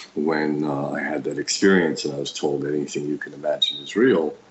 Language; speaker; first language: English; early bilingual, other home language; Russian